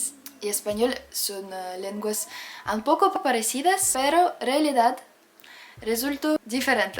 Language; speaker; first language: Spanish; non-native, learner; Russian